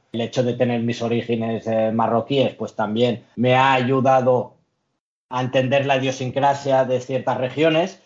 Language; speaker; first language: Spanish; early bilingual, other home language; Arabic